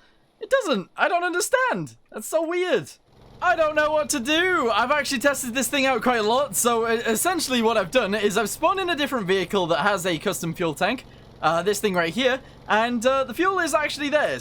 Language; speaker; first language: English; native; English